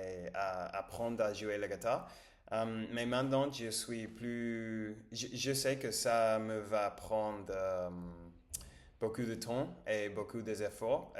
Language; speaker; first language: French; non-native, learner; Spanish